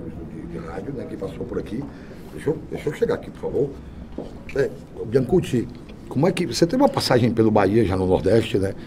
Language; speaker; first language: Portuguese; native; Portuguese